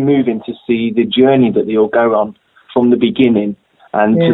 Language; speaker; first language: English; native; English